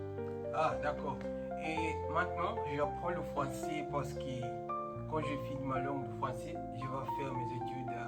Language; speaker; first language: French; non-native, learner; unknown